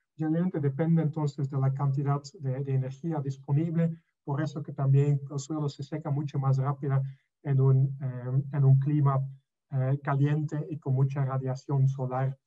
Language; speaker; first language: Spanish; non-native, fluent; Dutch